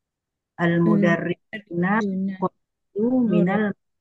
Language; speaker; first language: Arabic; non-native, learner; Malay